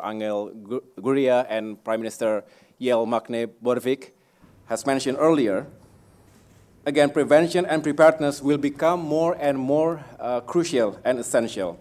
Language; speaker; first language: English; non-native, fluent; Indonesian